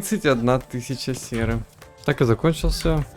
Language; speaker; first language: Russian; native; Russian